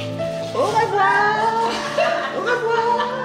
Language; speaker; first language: French; non-native, local second language; Guadeloupean Creole French